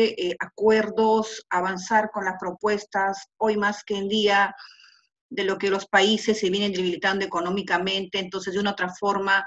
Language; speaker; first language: Spanish; native; Spanish